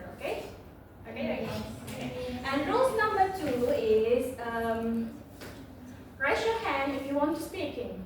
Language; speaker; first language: English; non-native, learner; Indonesian